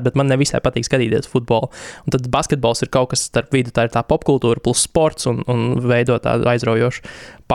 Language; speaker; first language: Latvian; native; Latvian